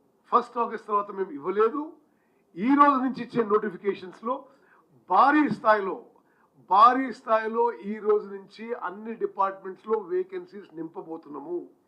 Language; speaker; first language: Telugu; native; Telugu